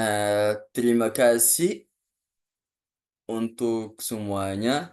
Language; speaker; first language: Indonesian; non-native, learner; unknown